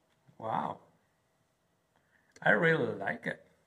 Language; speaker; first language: English; non-native, learner; Spanish